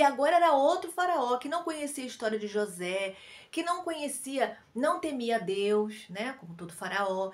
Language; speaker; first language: Portuguese; native; Portuguese